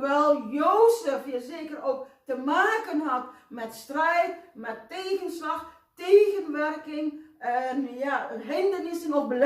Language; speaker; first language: Dutch; non-native, fluent; Indonesian